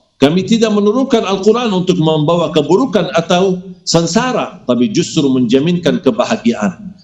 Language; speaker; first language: Malay; non-native, fluent; Arabic